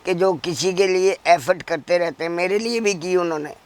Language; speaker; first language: Urdu; non-native, local second language; Punjabi